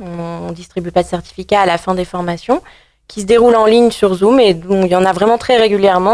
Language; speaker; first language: French; native; French